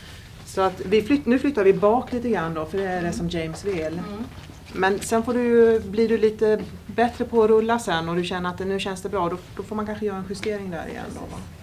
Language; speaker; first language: Swedish; native; Swedish